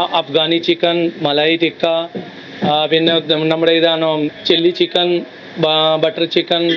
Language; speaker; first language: Malayalam; non-native, local second language; Hindi